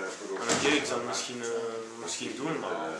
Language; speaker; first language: Dutch; non-native, local second language; French